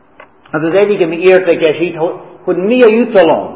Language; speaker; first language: Hungarian; non-native, fluent; English